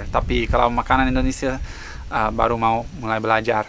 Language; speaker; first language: Indonesian; non-native, fluent; English